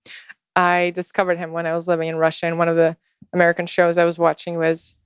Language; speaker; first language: English; non-native, fluent; Russian